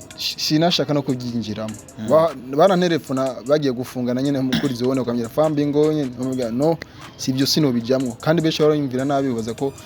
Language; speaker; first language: Rundi; non-native, local second language; Swahili